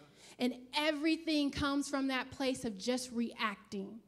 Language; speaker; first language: English; native; English